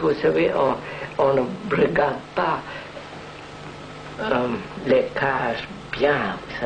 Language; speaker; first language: French; non-native, fluent; Telugu